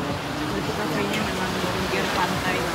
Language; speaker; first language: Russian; non-native, learner; Indonesian